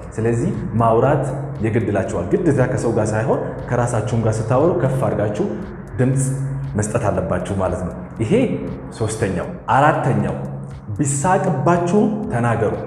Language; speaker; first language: Amharic; non-native, fluent; Arabic